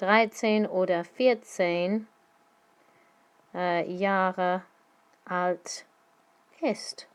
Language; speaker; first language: German; non-native, fluent; English